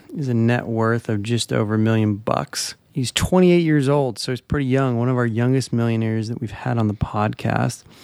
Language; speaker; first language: English; native; English